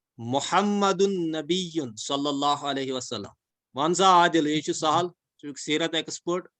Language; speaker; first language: Urdu; non-native, local second language; Kashmiri